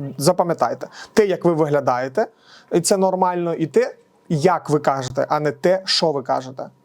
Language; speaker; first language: Ukrainian; non-native, local second language; Russian